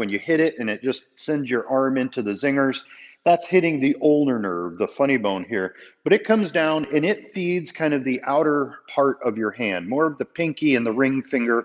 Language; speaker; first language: English; native; English